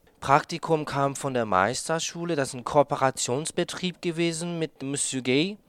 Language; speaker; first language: German; non-native, fluent; Japanese